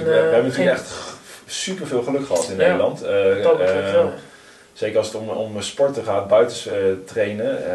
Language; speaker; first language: Dutch; native; Dutch